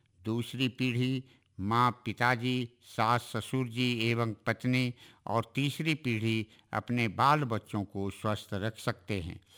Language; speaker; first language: Hindi; native; Hindi